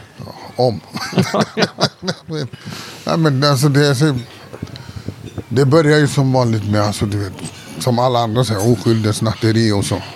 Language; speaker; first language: Swedish; early bilingual, other home language; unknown